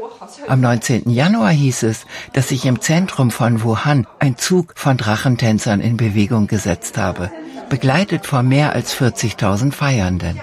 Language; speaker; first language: German; native; German